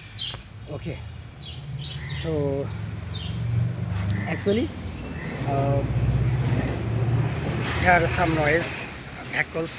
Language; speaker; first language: English; non-native, learner; Bangla